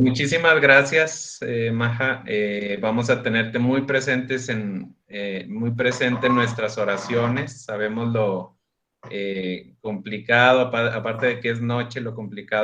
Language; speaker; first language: Spanish; native; Spanish